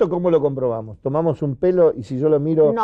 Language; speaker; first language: Spanish; native; Spanish